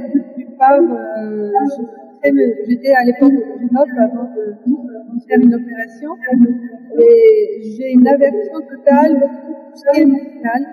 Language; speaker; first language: French; native; French